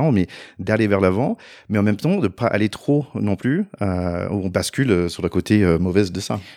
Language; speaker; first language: French; non-native, fluent; English